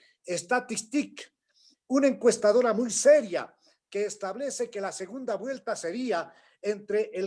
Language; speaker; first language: Spanish; native; Spanish